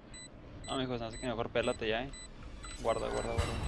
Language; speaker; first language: Spanish; native; Spanish